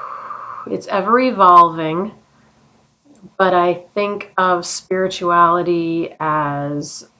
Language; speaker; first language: English; native; English